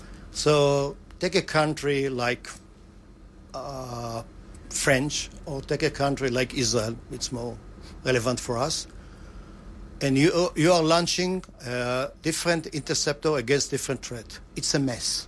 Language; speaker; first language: English; non-native, fluent; Hebrew